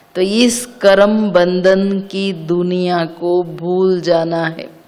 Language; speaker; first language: Hindi; non-native, local second language; Kannada